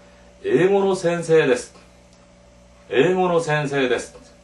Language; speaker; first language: Japanese; non-native, fluent; Korean